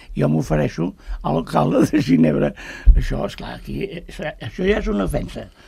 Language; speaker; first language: Catalan; native; Catalan